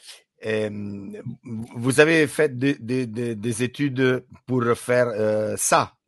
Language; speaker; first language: French; non-native, learner; Italian